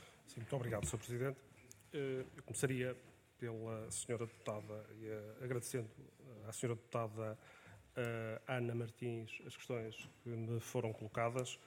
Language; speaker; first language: Portuguese; native; Portuguese